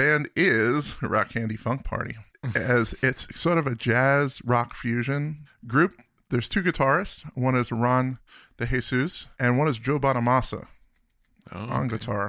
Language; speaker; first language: English; native; English